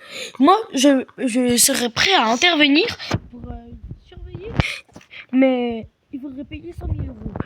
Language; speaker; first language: French; native; French